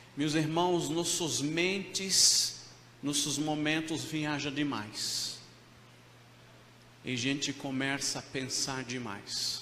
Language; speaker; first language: Portuguese; non-native, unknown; Arabic